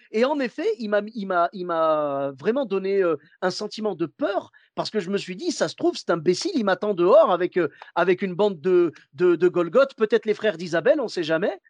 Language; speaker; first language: French; early bilingual, other home language; Arabic